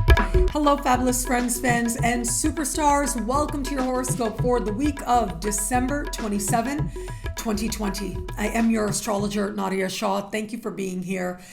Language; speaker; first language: English; native; English